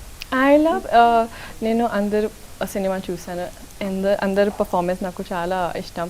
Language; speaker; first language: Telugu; non-native, local second language; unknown